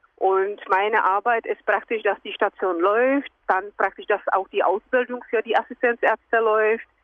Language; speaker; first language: German; non-native, fluent; Czech